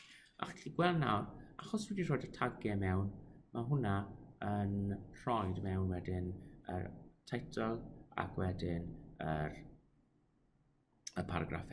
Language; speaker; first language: Welsh; non-native, local second language; English